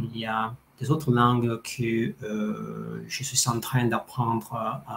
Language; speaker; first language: French; non-native, fluent; Italian